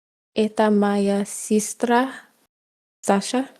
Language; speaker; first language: Russian; non-native, learner; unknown